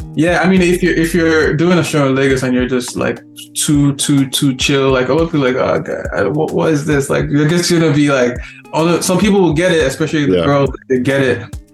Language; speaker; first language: English; non-native, local second language; Yoruba